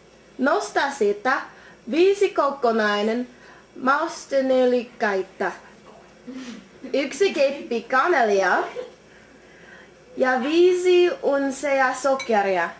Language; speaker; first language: Finnish; non-native, learner; English